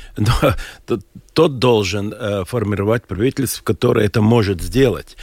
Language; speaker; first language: Russian; non-native, local second language; Latvian